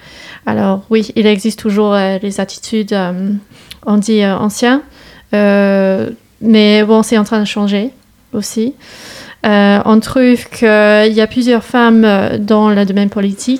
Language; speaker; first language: French; non-native, learner; English